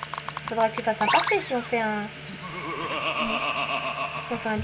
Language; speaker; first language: French; native; French